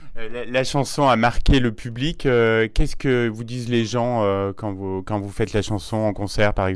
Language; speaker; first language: French; native; French